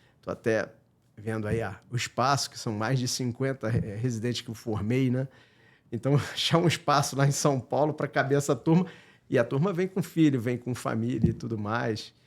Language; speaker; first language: Portuguese; native; Portuguese